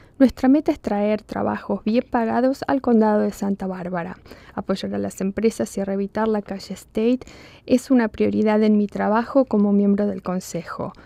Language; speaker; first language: Spanish; early bilingual, heritage; Spanish